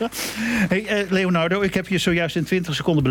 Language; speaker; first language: Dutch; native; Dutch